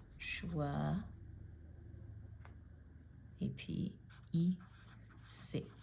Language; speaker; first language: French; non-native, fluent; English